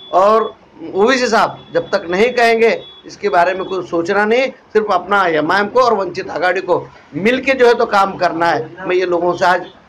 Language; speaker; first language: Hindi; non-native, local second language; Marathi